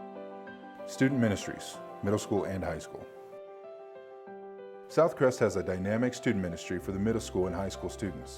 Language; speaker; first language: English; native; English